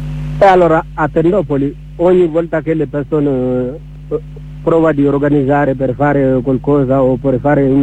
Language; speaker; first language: Italian; non-native, learner; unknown